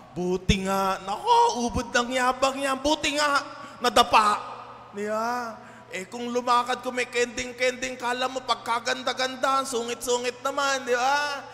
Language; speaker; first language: Filipino; native; Filipino